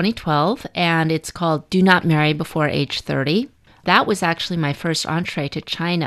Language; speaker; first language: English; native; English